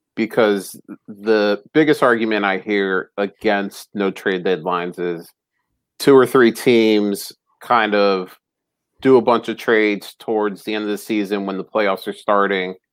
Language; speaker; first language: English; native; English